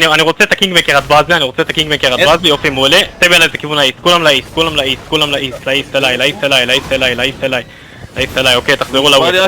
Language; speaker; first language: Hebrew; native; Hebrew